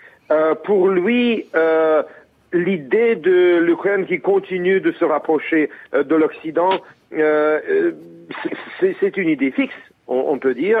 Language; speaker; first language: French; non-native, fluent; Russian